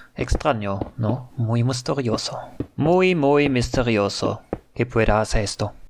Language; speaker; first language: Spanish; non-native, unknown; German